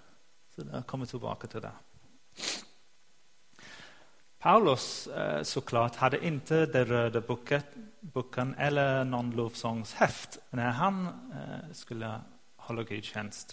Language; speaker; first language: Swedish; non-native, fluent; English